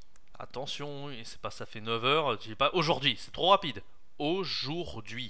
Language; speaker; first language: French; native; French